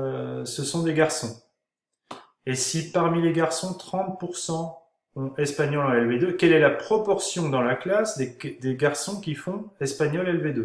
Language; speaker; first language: French; native; French